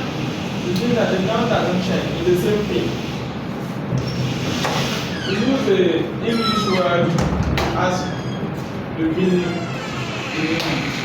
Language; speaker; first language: English; non-native, fluent; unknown